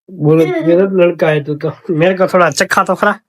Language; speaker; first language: Hindi; non-native, local second language; Gujarati